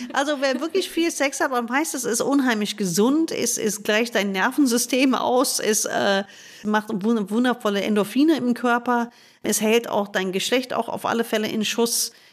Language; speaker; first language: German; non-native, fluent; English